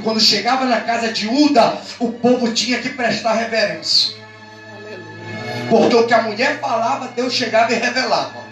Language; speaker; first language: Portuguese; native; Portuguese